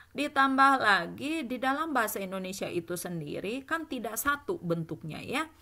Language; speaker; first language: Indonesian; native; Indonesian